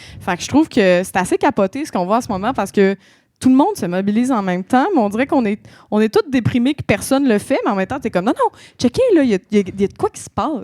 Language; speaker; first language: French; native; French